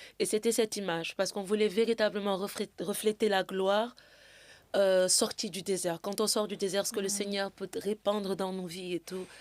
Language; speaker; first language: French; non-native, local second language; Wolof